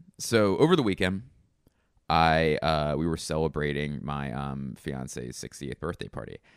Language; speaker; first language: English; native; English